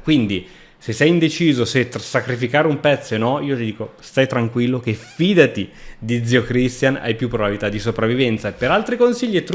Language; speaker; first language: Italian; native; Italian